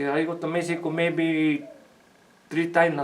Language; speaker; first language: English; non-native, learner; Spanish